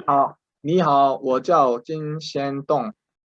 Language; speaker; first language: Chinese; non-native, learner; Korean